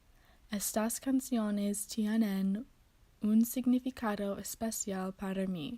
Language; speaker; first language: Spanish; non-native, learner; English